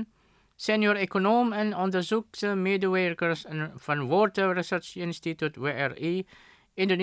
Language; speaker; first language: Dutch; non-native, fluent; Indonesian